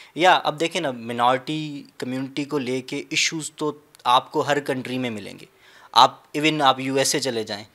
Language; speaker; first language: Urdu; non-native, local second language; Sindhi